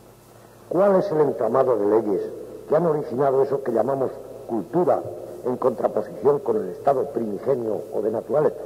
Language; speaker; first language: Spanish; native; Spanish